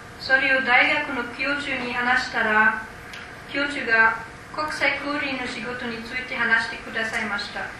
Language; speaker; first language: Japanese; non-native, fluent; German